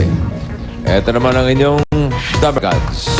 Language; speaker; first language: Filipino; native; Filipino